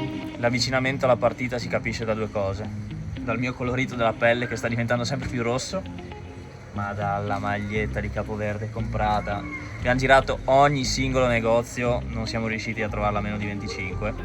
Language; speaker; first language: Italian; native; Italian